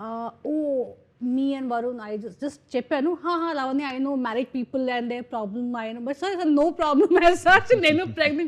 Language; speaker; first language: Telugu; non-native, fluent; Hindi